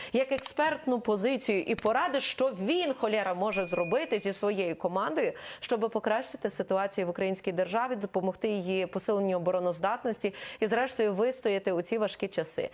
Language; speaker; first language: Ukrainian; native; Ukrainian